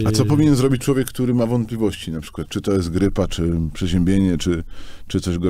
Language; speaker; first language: Polish; native; Polish